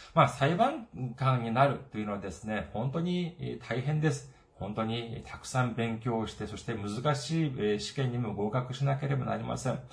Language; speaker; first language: Japanese; non-native, fluent; Korean